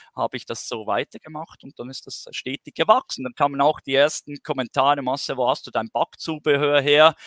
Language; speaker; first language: German; native; German